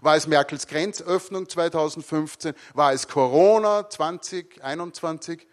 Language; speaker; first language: German; native; German